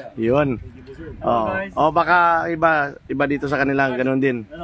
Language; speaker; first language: Filipino; non-native, local second language; Hiligaynon